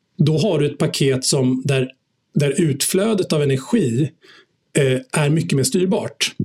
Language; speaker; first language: Swedish; native; Swedish